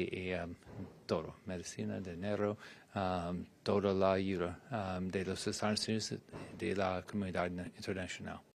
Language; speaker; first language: Spanish; non-native, learner; English